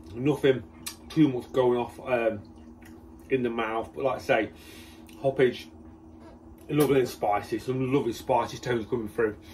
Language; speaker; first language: English; native; English